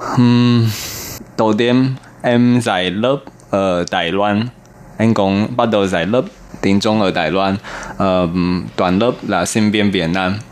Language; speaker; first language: Vietnamese; non-native, learner; Chinese